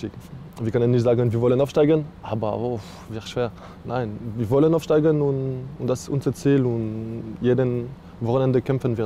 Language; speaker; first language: German; non-native, learner; French